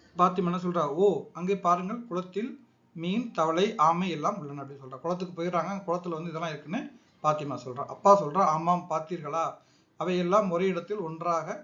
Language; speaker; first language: Tamil; native; Tamil